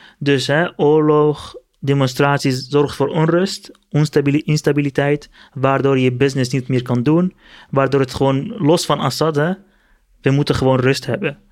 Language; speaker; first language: Dutch; non-native, fluent; Kurdish